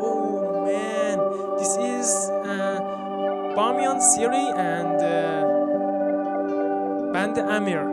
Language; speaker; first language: English; non-native, learner; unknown